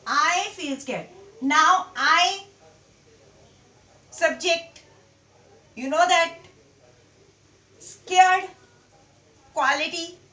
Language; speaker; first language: English; non-native, local second language; Hindi